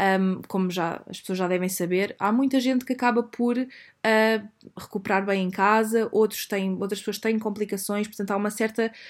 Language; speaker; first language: Portuguese; native; Portuguese